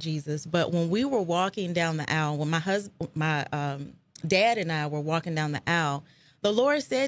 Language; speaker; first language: English; native; English